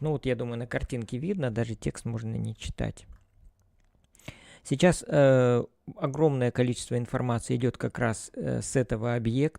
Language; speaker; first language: Russian; native; Russian